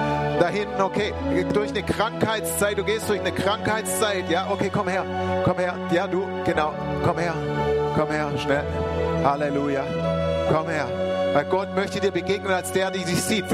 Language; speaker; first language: German; native; German